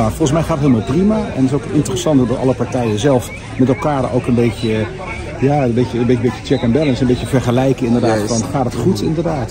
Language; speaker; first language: Dutch; native; Dutch